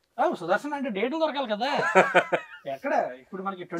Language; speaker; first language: Telugu; native; Telugu